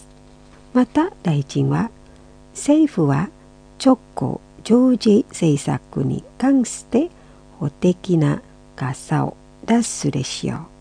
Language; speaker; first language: Japanese; non-native, fluent; Indonesian